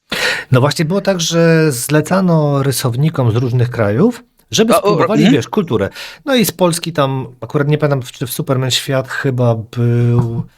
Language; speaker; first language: Polish; native; Polish